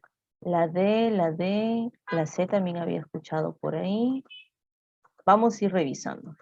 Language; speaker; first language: Spanish; native; Spanish